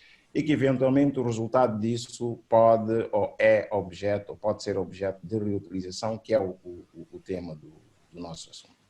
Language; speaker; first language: Portuguese; native; Portuguese